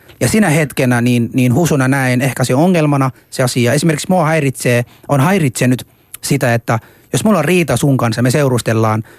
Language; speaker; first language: Finnish; early bilingual, other home language; Somali